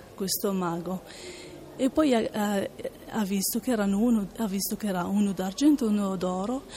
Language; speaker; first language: Italian; non-native, learner; Arabic